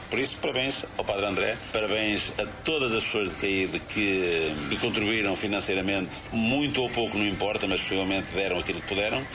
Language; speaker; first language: Portuguese; native; Portuguese